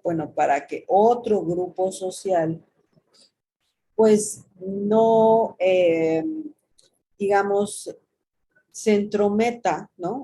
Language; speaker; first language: Spanish; native; Spanish